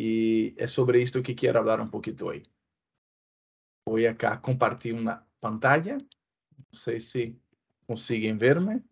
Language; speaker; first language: Spanish; non-native, fluent; Portuguese